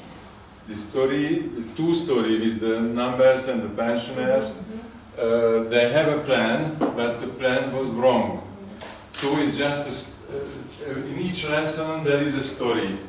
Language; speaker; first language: English; non-native, learner; Hungarian